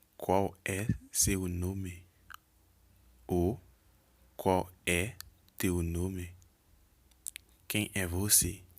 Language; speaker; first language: Portuguese; non-native, learner; Haitian Creole